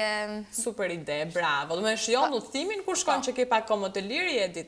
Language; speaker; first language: Albanian; native; Albanian